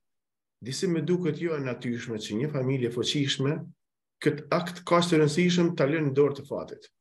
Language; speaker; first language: Albanian; native; Albanian